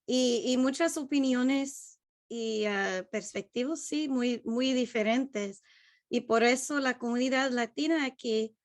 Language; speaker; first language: Spanish; non-native, learner; English